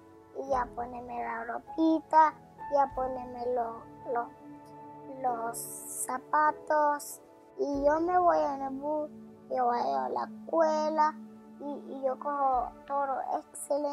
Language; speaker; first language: Spanish; early bilingual, heritage; Spanish